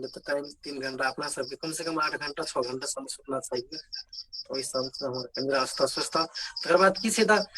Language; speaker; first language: Maithili; non-native, local second language; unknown